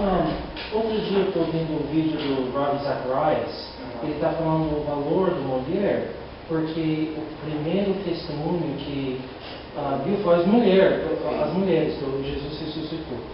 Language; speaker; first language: Portuguese; non-native, learner; English